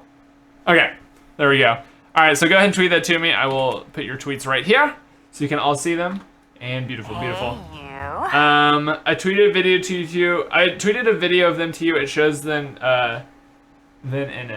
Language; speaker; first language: English; native; English